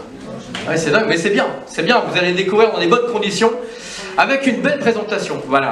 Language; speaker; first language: French; native; French